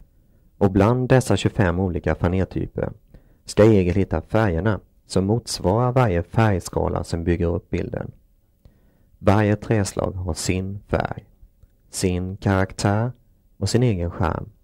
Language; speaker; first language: Swedish; native; Swedish